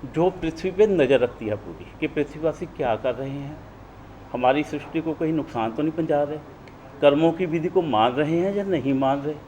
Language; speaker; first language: Hindi; non-native, local second language; Punjabi